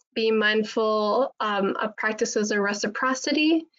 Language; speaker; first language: English; native; English